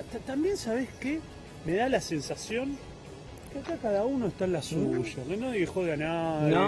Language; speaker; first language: Spanish; native; Spanish